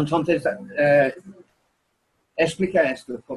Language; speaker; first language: Spanish; non-native, learner; English